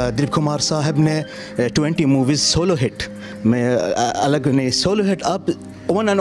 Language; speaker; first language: Hindi; non-native, learner; Arabic